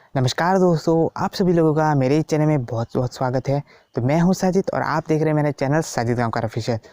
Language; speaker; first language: Hindi; non-native, local second language; Konkani